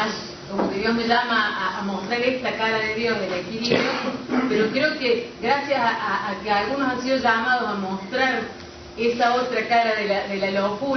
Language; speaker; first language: Spanish; native; Spanish